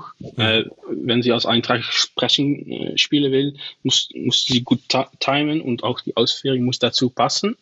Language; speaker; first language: German; non-native, learner; Dutch